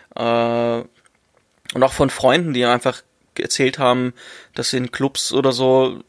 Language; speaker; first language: German; native; German